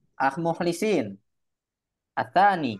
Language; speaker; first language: Arabic; non-native, fluent; Indonesian